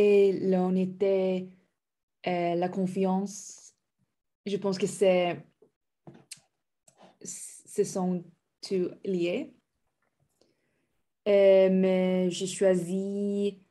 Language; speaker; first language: French; non-native, learner; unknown